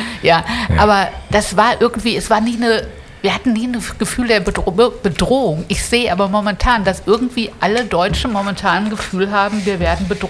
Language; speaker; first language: German; native; German